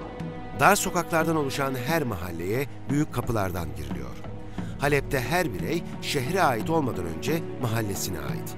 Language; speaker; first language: Turkish; native; Turkish